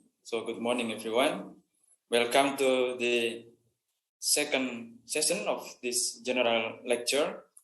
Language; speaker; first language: English; non-native, fluent; Indonesian